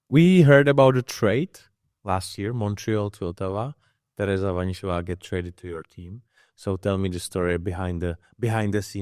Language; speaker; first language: English; non-native, learner; Czech